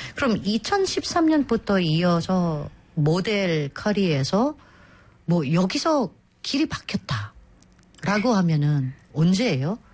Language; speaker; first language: Korean; non-native, fluent; Filipino